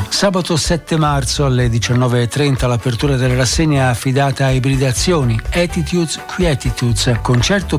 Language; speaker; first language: Italian; native; Italian